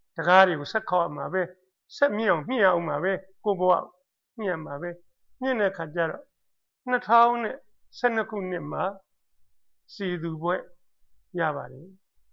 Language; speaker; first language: Burmese; native; Burmese